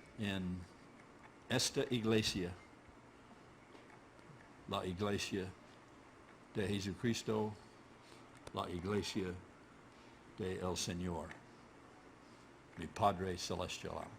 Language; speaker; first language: Spanish; non-native, learner; English